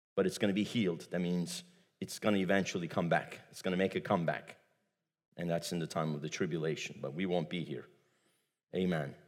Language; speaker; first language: English; non-native, fluent; Turkish